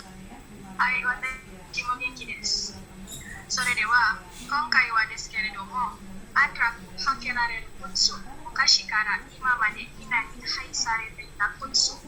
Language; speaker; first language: Japanese; non-native, learner; Indonesian